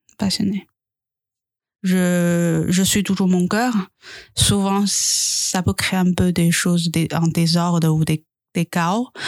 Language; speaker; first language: French; non-native, fluent; Chinese